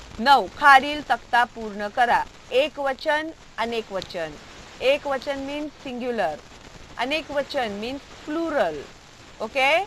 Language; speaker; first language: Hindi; non-native, local second language; Marathi